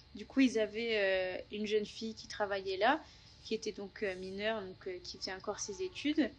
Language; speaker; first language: French; native; French